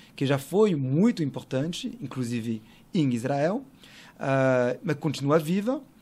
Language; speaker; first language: Portuguese; non-native, fluent; French